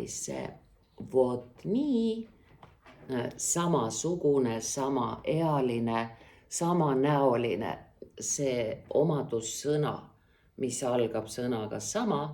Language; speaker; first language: Estonian; native; Estonian